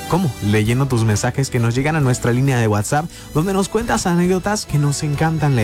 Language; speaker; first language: Spanish; native; Spanish